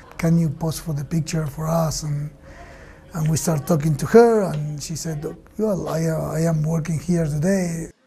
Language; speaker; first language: English; non-native, fluent; Spanish